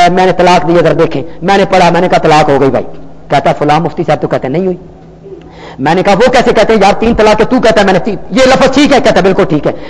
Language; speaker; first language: Urdu; non-native, local second language; Punjabi